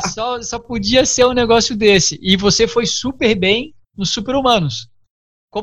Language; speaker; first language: Portuguese; native; Portuguese